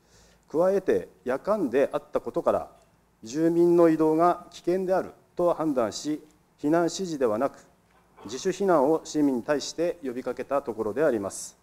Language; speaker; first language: Japanese; native; Japanese